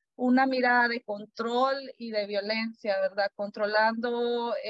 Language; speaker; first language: Spanish; native; Spanish